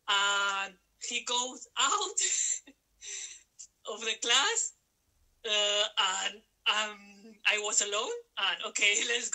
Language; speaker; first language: English; non-native, learner; Spanish